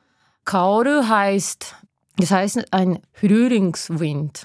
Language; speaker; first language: German; non-native, learner; Japanese